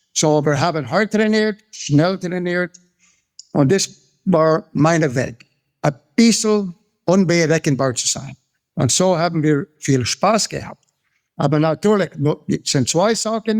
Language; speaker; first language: German; non-native, fluent; English